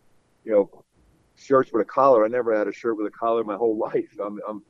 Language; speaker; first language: English; native; English